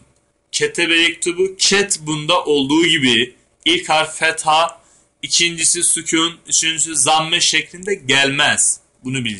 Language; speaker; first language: Turkish; native; Turkish